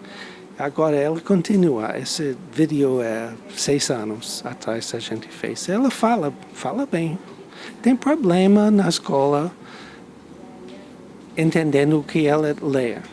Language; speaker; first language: Portuguese; non-native, fluent; English